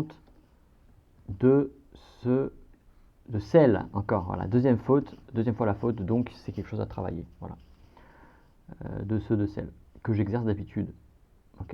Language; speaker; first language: French; native; French